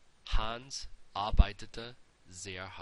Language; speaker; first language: German; non-native, fluent; English